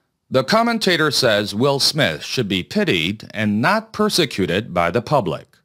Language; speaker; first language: English; non-native, fluent; Korean